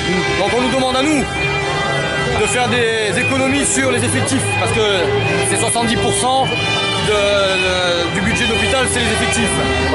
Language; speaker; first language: French; native; French